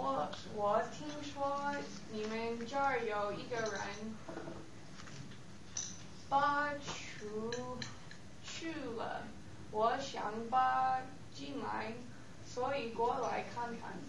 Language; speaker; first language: Chinese; non-native, learner; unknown